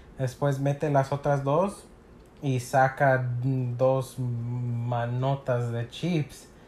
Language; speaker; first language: Spanish; early bilingual, heritage; Spanish